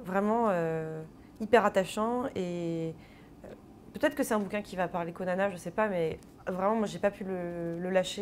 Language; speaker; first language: French; native; French